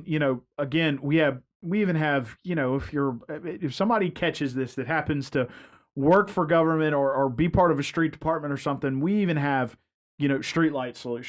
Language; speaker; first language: English; native; English